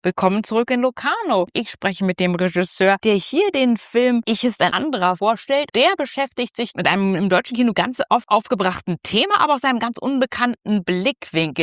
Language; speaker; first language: German; native; German